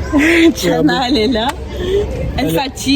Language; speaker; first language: French; native; French